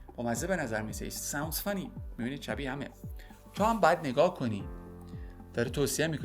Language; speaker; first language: Persian; native; Persian